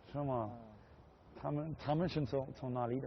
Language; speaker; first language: Chinese; non-native, learner; English